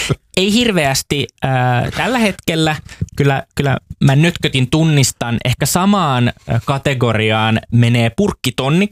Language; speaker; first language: Finnish; native; Finnish